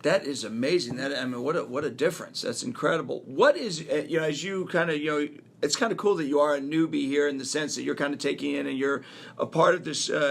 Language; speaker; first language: English; native; English